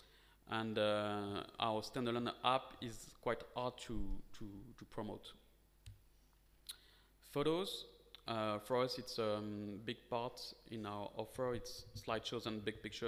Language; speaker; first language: English; non-native, fluent; French